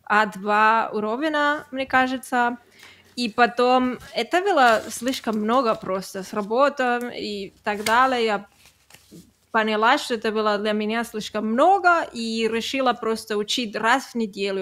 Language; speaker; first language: Russian; non-native, learner; Catalan